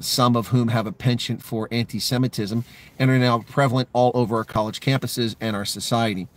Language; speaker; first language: English; native; English